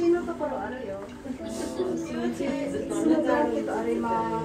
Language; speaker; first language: Japanese; non-native, fluent; Filipino